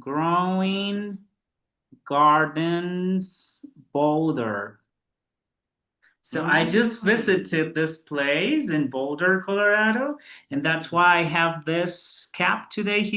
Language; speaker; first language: English; non-native, fluent; Spanish